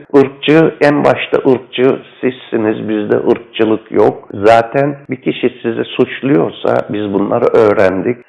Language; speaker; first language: Turkish; native; Turkish